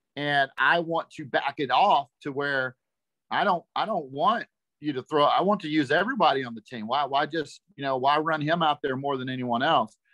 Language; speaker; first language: English; native; English